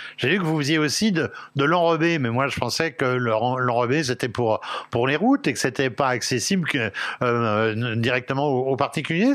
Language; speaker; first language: French; native; French